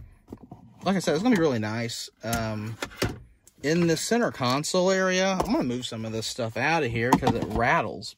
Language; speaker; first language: English; native; English